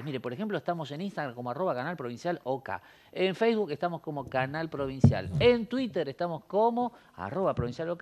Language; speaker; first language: Spanish; native; Spanish